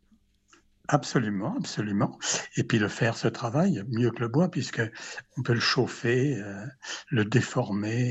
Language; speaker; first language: French; native; French